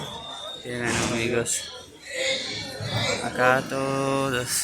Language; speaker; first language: Spanish; non-native, learner; Urdu